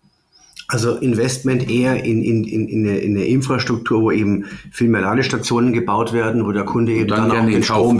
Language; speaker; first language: German; native; German